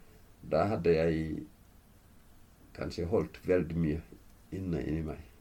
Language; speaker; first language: Norwegian; non-native, fluent; Fula